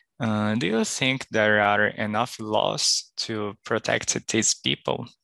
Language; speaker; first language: English; non-native, learner; Portuguese